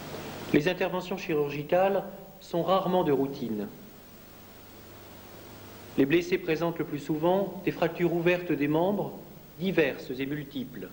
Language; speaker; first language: French; native; French